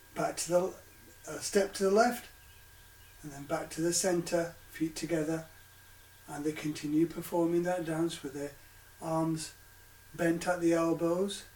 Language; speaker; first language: English; native; English